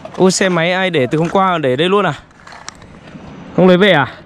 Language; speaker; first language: Vietnamese; native; Vietnamese